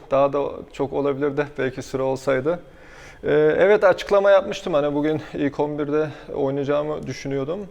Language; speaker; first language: Turkish; early bilingual, heritage; Turkish